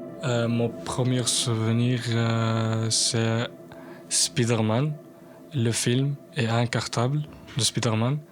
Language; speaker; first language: French; non-native, learner; Arabic